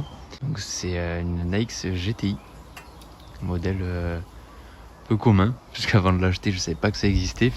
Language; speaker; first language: French; native; French